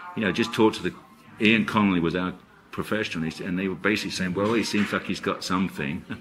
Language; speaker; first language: English; native; English